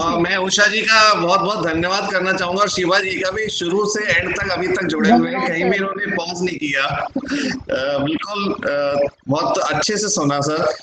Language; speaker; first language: Hindi; native; Hindi